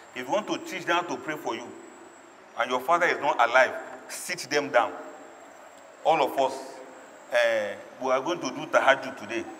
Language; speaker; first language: English; non-native, local second language; Yoruba